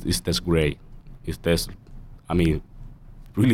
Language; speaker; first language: English; non-native, learner; Spanish